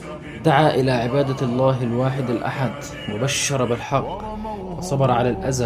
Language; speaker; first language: Arabic; native; Arabic